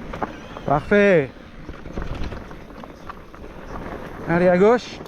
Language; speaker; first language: French; native; French